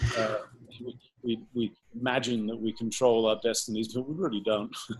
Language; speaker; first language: English; native; English